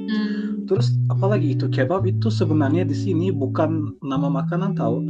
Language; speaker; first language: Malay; non-native, fluent; Turkish